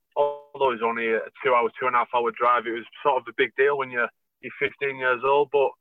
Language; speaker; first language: English; native; English